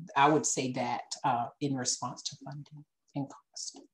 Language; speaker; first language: English; native; English